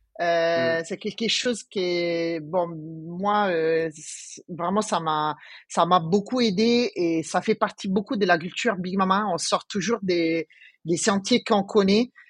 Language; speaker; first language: French; non-native, fluent; Italian